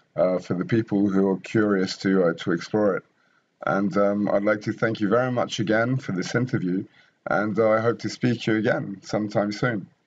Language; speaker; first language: English; non-native, fluent; French